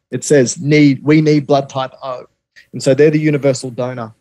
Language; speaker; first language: English; native; English